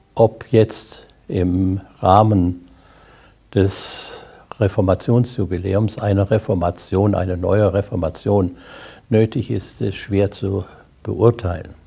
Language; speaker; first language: German; native; German